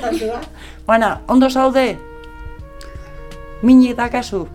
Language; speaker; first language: Basque; non-native, learner; Spanish